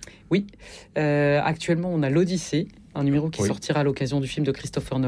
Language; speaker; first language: French; native; French